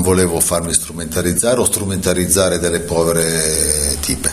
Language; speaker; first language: Italian; native; Italian